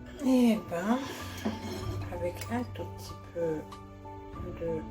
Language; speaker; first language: French; non-native, local second language; Arabic